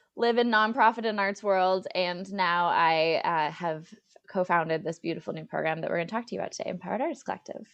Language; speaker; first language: English; native; English